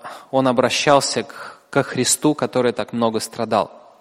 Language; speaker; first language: Russian; native; Russian